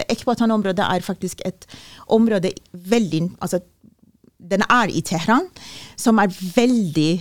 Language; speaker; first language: Norwegian; non-native, fluent; Persian